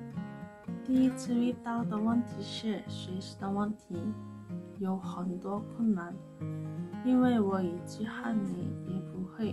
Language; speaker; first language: Chinese; non-native, learner; Korean